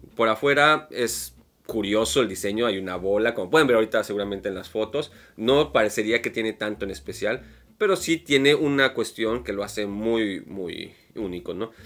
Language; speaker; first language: Spanish; native; Spanish